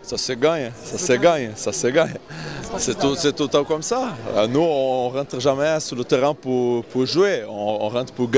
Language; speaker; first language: French; non-native, fluent; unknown